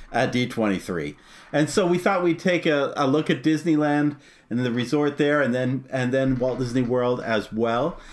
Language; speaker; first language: English; native; English